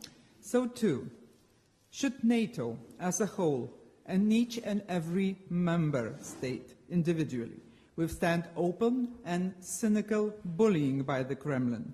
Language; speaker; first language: English; non-native, fluent; Lithuanian